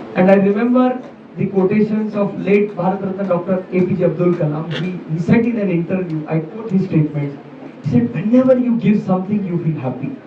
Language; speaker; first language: English; non-native, local second language; Marathi